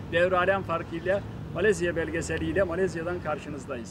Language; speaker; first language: Turkish; native; Turkish